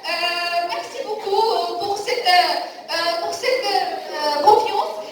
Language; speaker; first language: French; non-native, learner; Arabic